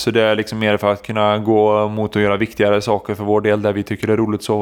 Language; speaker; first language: Swedish; native; Swedish